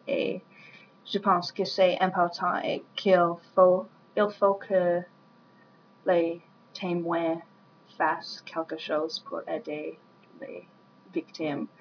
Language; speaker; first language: French; non-native, learner; English